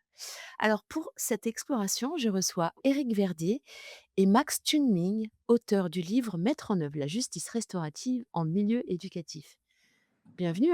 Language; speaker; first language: French; native; French